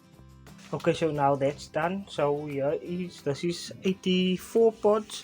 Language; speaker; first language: English; native; English